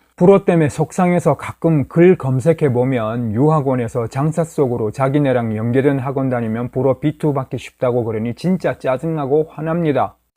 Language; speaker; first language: Korean; native; Korean